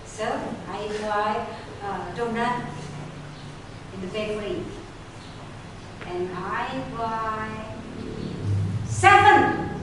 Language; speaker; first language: English; non-native, local second language; Indonesian